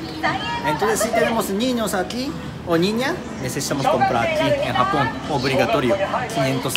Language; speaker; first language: Spanish; non-native, learner; Japanese